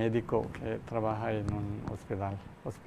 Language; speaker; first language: Spanish; non-native, learner; Malayalam